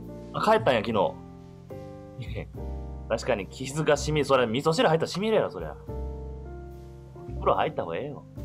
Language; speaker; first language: Japanese; native; Japanese